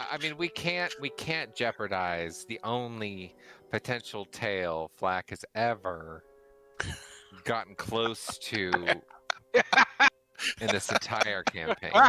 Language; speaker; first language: English; native; English